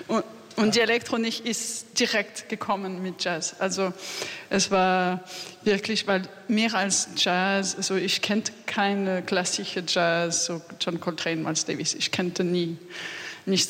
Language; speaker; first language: German; non-native, learner; French